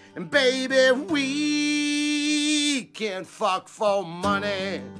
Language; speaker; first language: English; native; English